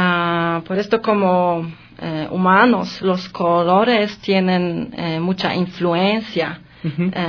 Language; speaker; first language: Spanish; non-native, learner; Polish